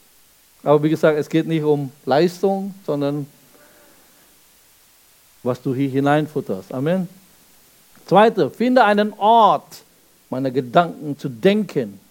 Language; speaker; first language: German; non-native, fluent; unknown